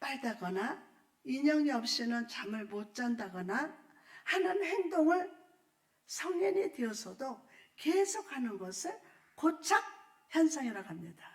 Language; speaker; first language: Korean; native; Korean